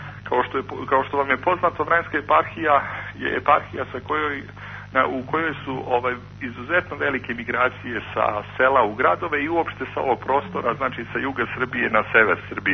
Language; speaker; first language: Croatian; native; Croatian